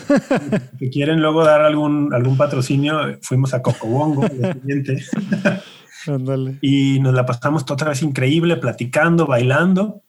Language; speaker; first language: Spanish; native; Spanish